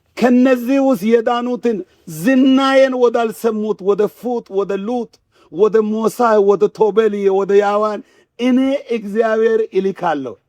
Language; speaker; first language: Amharic; non-native, local second language; Wolaytta